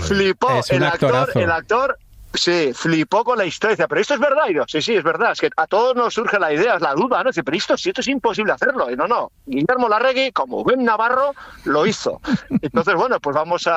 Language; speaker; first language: Spanish; native; Spanish